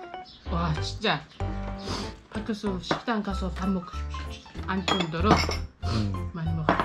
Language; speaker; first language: Korean; non-native, fluent; Uzbek